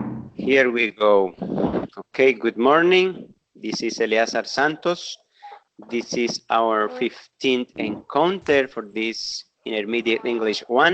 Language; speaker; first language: English; non-native, fluent; Spanish